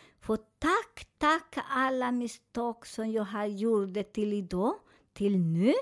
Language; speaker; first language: Swedish; non-native, fluent; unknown